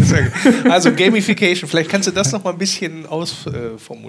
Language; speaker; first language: German; native; German